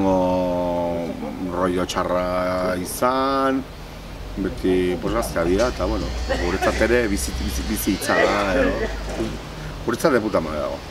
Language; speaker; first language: Basque; non-native, local second language; Spanish